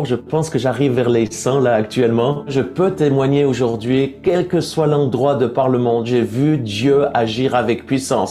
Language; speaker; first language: French; native; French